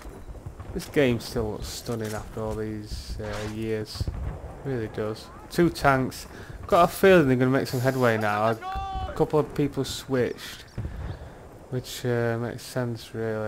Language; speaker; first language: English; native; English